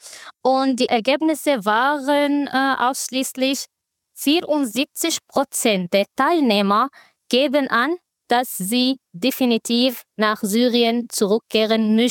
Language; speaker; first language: German; non-native, fluent; Arabic